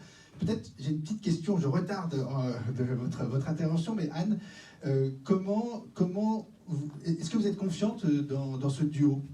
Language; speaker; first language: French; native; French